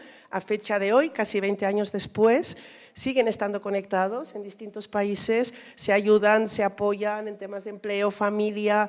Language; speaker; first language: Spanish; native; Spanish